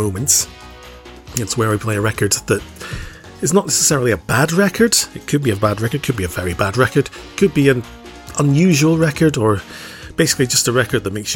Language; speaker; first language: English; native; English